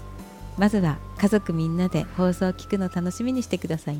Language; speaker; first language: Japanese; native; Japanese